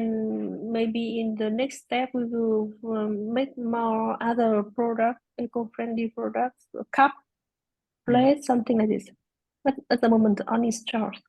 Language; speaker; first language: English; non-native, learner; Vietnamese